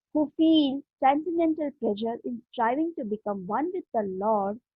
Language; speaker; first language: English; non-native, local second language; Hindi